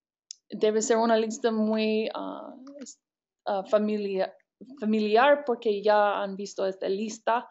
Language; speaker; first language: Spanish; non-native, fluent; English